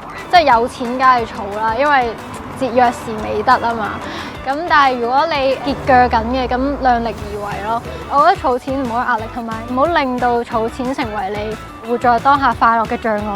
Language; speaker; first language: Cantonese; native; Cantonese